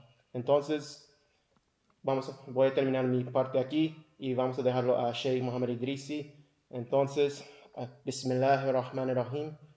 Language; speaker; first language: Spanish; early bilingual, heritage; English